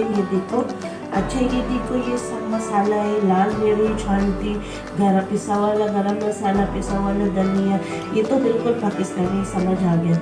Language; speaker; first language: Hindi; non-native, learner; Filipino